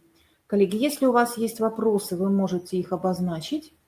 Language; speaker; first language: Russian; native; Russian